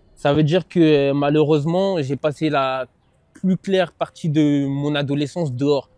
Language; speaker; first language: French; native; French